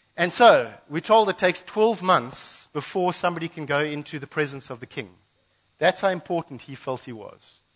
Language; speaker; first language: English; native; English